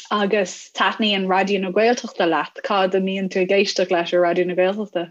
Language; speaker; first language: Irish; non-native, local second language; English